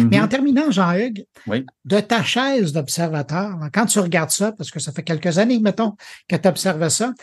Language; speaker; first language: French; native; French